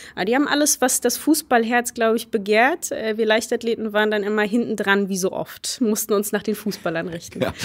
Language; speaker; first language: German; early bilingual, other home language; Polish